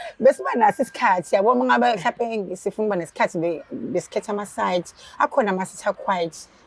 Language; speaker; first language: Zulu; native; Zulu